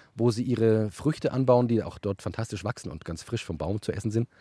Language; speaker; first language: German; native; German